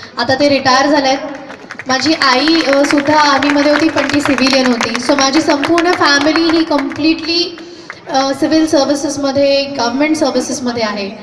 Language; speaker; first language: Marathi; non-native, local second language; Hindi